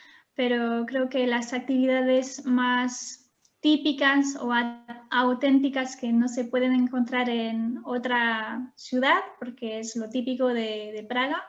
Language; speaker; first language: Spanish; non-native, fluent; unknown